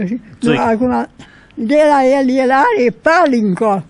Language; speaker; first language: Romanian; non-native, local second language; Hungarian